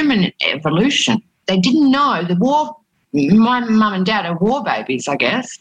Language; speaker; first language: English; native; English